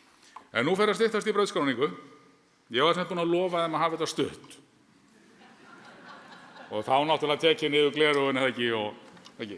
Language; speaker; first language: Icelandic; native; Icelandic